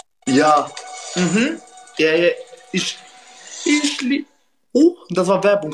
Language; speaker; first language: German; non-native, learner; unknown